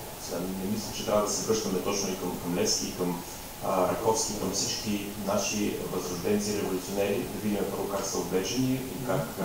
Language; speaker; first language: Bulgarian; native; Bulgarian